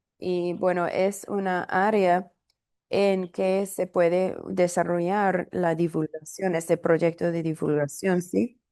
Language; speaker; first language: Spanish; non-native, fluent; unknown